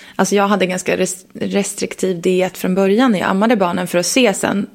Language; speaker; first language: Swedish; native; Swedish